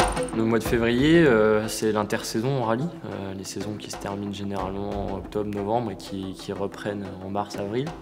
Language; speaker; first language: French; native; French